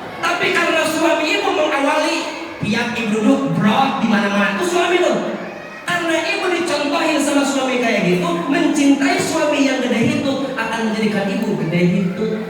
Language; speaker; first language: Indonesian; non-native, local second language; Sundanese